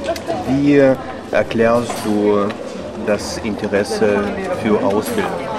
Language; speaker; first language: German; non-native, fluent; Russian